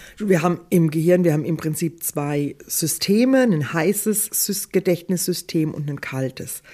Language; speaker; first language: German; native; German